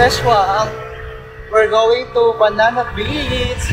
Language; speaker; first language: English; non-native, local second language; Filipino